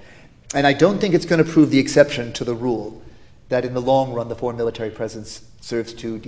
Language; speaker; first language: English; native; English